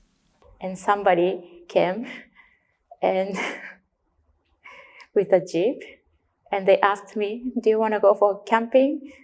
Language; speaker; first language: English; non-native, learner; Japanese